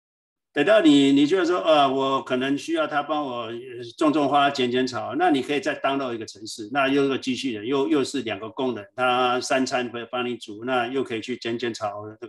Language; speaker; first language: Chinese; native; Chinese